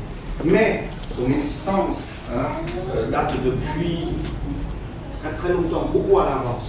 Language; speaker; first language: French; non-native, fluent; Vietnamese